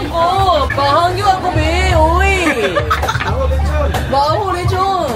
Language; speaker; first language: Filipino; non-native, learner; Japanese